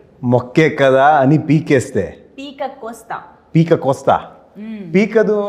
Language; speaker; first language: Telugu; non-native, learner; Kannada